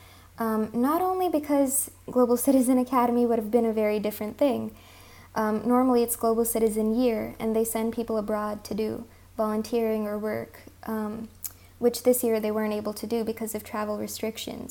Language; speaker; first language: English; early bilingual, other home language; Hindi